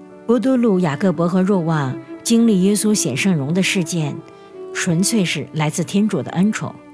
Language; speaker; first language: Chinese; native; Chinese